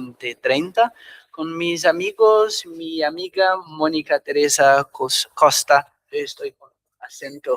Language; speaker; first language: Spanish; non-native, fluent; Portuguese